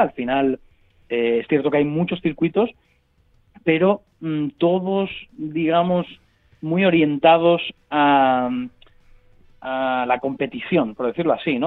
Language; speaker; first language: Spanish; native; Spanish